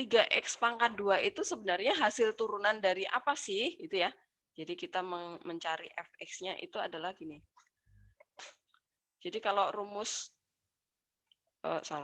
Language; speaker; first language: Indonesian; native; Indonesian